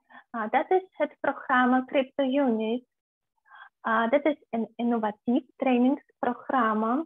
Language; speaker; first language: Dutch; non-native, fluent; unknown